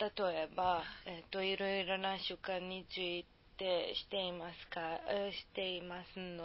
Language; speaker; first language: Japanese; non-native, learner; Serbian